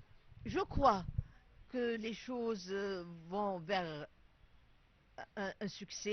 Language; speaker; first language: French; non-native, fluent; Arabic